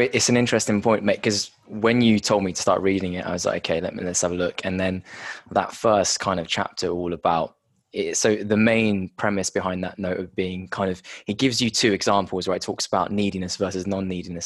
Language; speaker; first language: English; native; English